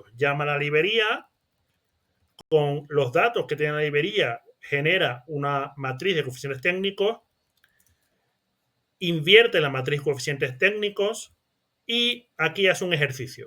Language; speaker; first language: Spanish; native; Spanish